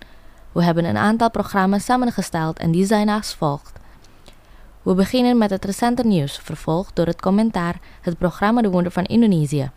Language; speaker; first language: Dutch; non-native, fluent; Indonesian